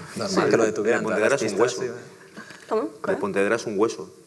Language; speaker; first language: Spanish; native; Spanish